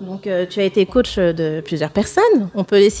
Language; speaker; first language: French; native; French